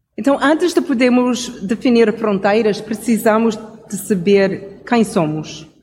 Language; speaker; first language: Portuguese; non-native, fluent; English